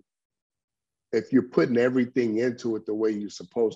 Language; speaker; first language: English; native; English